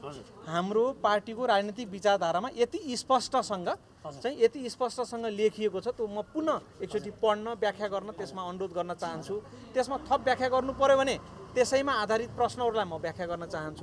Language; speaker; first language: Nepali; native; Nepali